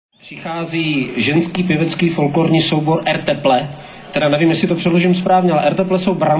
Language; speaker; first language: Czech; native; Czech